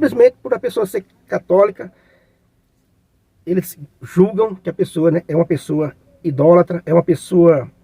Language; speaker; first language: Portuguese; native; Portuguese